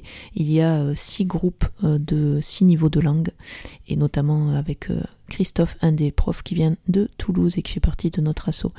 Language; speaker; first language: French; native; French